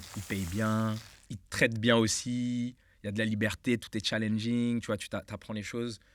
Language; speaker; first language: French; native; French